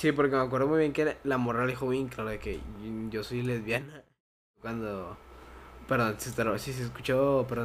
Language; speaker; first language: Spanish; native; Spanish